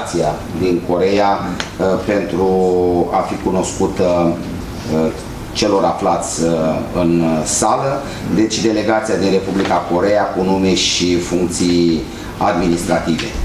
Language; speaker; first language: Romanian; native; Romanian